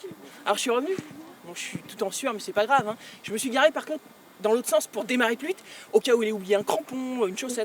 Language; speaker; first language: French; native; French